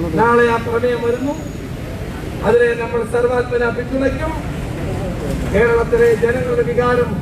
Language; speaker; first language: Malayalam; native; Malayalam